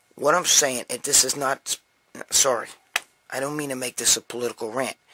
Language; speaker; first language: English; native; English